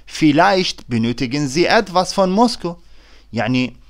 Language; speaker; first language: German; non-native, learner; Arabic